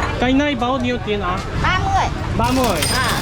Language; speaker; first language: Vietnamese; non-native, learner; Korean